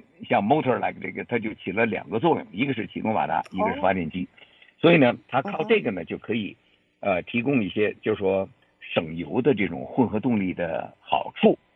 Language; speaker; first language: Chinese; native; Chinese